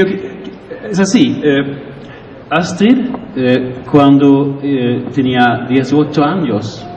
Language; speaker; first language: Spanish; non-native, learner; Swedish